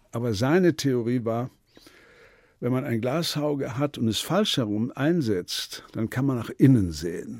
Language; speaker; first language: German; native; German